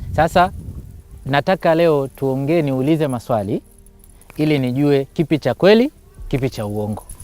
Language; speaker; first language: Swahili; native; Swahili